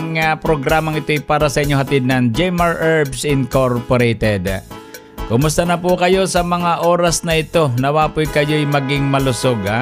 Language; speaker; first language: Filipino; native; Filipino